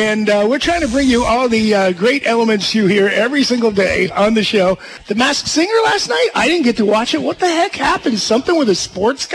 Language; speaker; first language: English; native; English